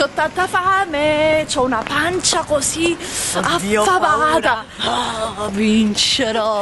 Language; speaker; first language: Italian; native; Italian